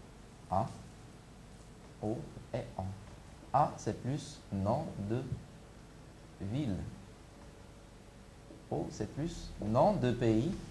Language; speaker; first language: French; non-native, local second language; Arabic